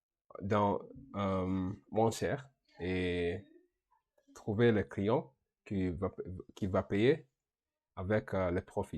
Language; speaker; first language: French; non-native, learner; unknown